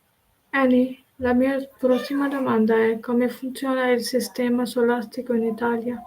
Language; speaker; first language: Italian; non-native, learner; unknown